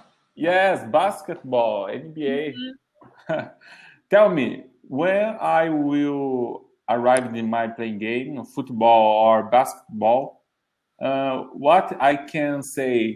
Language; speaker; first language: English; non-native, learner; Portuguese